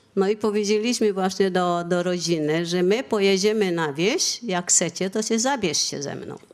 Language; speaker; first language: Polish; non-native, fluent; Vietnamese